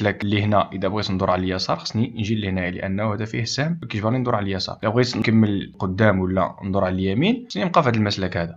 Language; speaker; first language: Arabic; native; Arabic